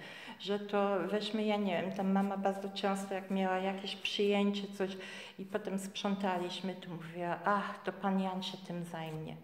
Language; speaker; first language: Polish; early bilingual, heritage; Polish